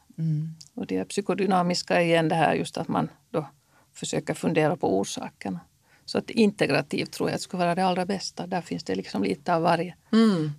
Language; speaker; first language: Swedish; native; Swedish